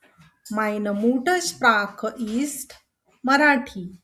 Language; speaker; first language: German; non-native, learner; Marathi